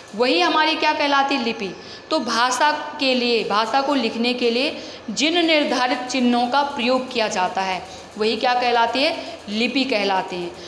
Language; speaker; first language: Hindi; native; Hindi